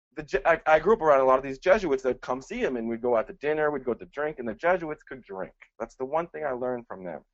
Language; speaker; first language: English; early bilingual, other home language; Spanish